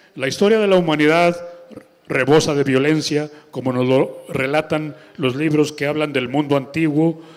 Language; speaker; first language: Spanish; native; Spanish